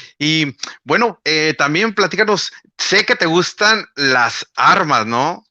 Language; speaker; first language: Spanish; native; Spanish